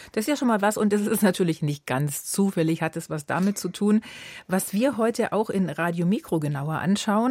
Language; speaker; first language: German; native; German